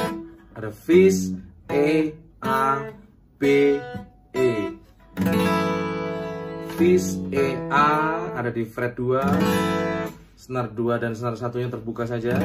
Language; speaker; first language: Indonesian; native; Indonesian